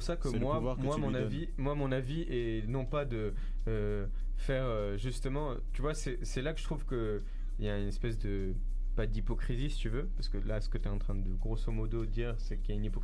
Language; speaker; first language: French; native; French